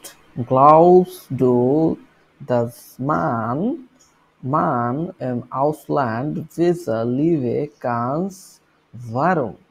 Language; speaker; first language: German; non-native, learner; Bangla